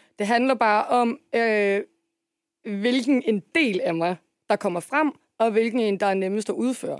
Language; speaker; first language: Danish; native; Danish